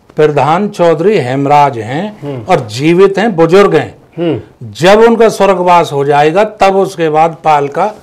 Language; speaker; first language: Hindi; native; Hindi